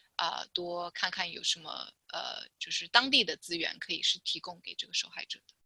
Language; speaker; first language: Chinese; native; Chinese